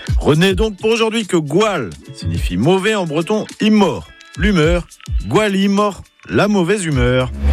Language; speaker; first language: French; native; French